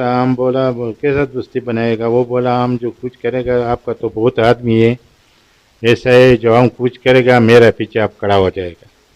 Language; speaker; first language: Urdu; non-native, local second language; Pashto